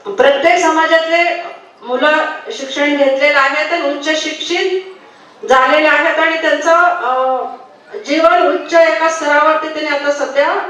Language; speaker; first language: Marathi; non-native, local second language; Telugu